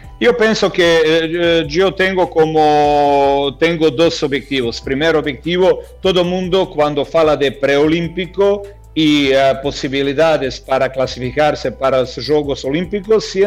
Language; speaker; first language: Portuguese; non-native, learner; Croatian